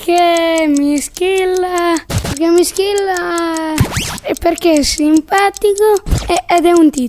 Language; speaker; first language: Italian; native; Italian